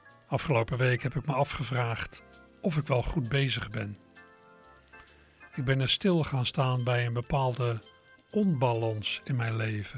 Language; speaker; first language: Dutch; native; Dutch